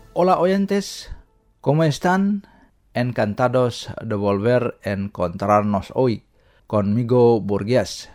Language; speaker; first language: Spanish; non-native, fluent; Indonesian